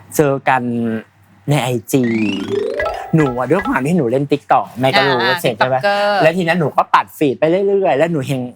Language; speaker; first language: Thai; native; Thai